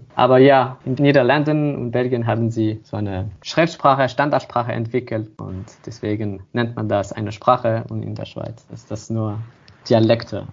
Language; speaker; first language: German; non-native, fluent; French